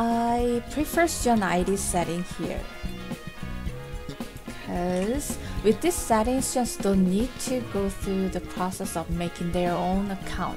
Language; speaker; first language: English; non-native, fluent; Korean